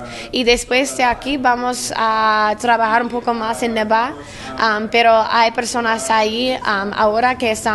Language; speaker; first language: Spanish; non-native, learner; English